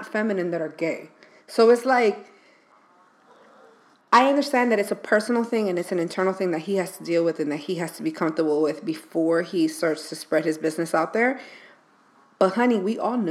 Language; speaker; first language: English; native; English